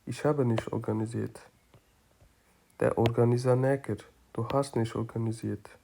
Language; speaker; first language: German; non-native, fluent; Kurdish